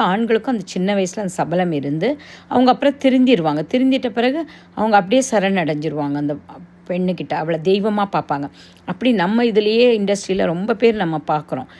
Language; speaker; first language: Tamil; non-native, local second language; Telugu